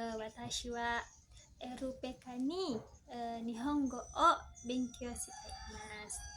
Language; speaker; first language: Japanese; non-native, learner; Indonesian